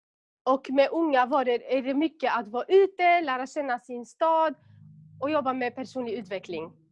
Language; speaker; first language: Swedish; non-native, local second language; Kurdish